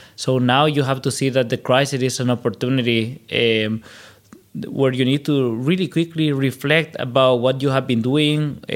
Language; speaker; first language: English; non-native, fluent; Spanish